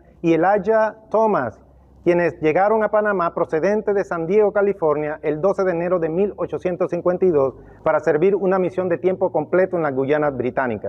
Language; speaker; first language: Spanish; native; Spanish